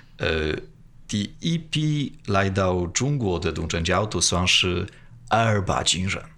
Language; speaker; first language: Chinese; non-native, fluent; Polish